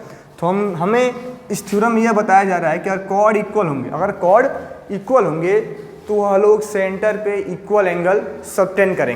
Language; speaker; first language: Hindi; native; Hindi